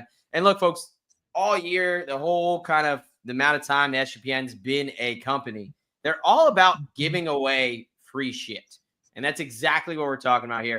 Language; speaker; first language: English; native; English